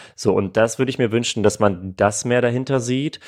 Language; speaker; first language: German; early bilingual, other home language; Armenian